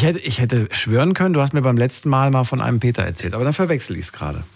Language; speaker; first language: German; native; German